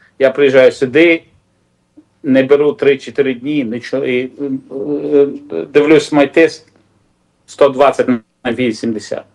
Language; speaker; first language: Ukrainian; non-native, local second language; Russian